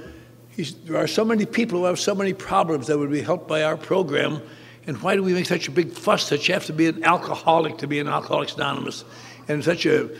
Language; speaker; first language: English; native; English